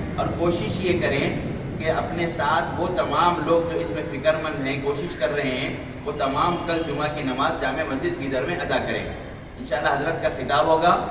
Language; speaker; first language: Urdu; native; Urdu